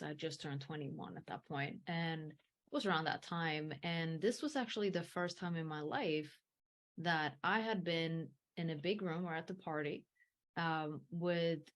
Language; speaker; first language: English; early bilingual, heritage; English